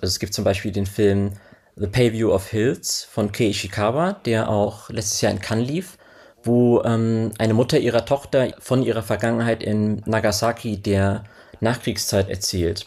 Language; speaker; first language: German; native; German